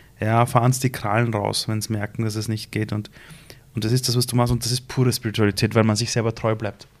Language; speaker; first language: German; early bilingual, other home language; Persian